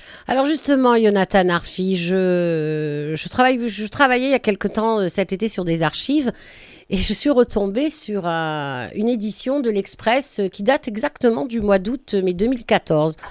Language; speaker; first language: French; native; French